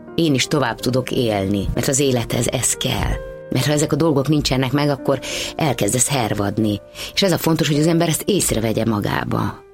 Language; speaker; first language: Hungarian; native; Hungarian